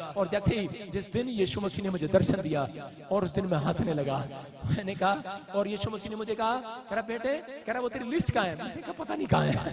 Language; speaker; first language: Hindi; non-native, local second language; Punjabi